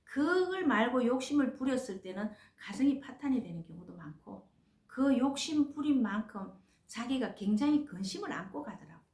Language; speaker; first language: Korean; native; Korean